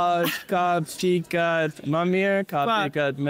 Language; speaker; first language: Albanian; non-native, learner; English